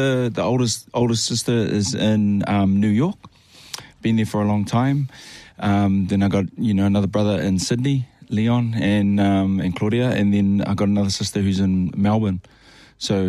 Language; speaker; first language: English; native; English